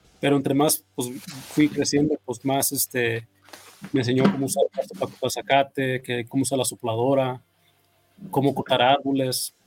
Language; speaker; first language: Spanish; early bilingual, heritage; Spanish